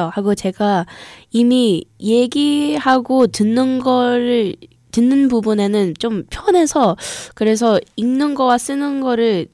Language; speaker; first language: Korean; early bilingual, heritage; English